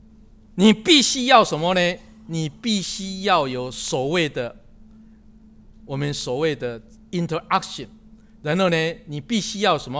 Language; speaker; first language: Chinese; non-native, local second language; Min Nan Chinese